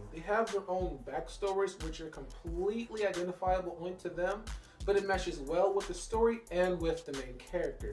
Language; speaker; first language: English; native; English